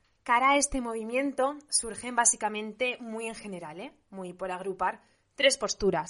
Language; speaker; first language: Spanish; native; Spanish